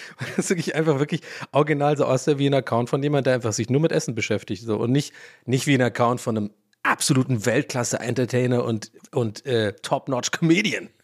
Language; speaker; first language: German; early bilingual, other home language; English